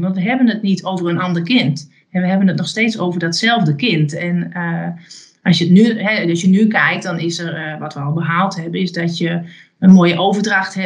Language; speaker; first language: Dutch; native; Dutch